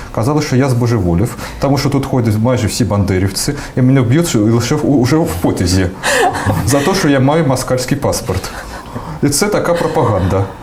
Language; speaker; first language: Ukrainian; early bilingual, heritage; Russian